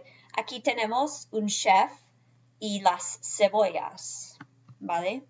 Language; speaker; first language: Spanish; non-native, fluent; English